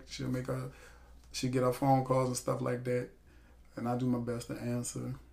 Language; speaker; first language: English; native; English